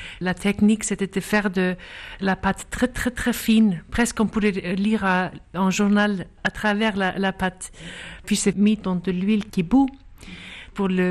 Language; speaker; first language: French; non-native, fluent; Icelandic